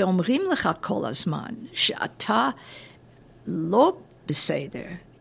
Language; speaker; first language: Hebrew; non-native, fluent; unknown